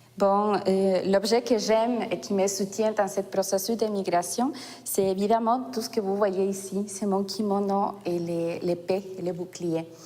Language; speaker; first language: French; non-native, fluent; Spanish